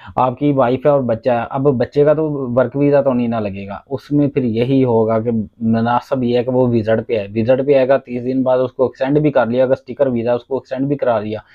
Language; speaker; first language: Urdu; non-native, local second language; Punjabi